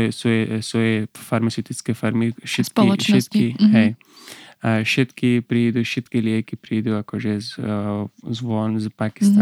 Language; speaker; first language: Slovak; non-native, learner; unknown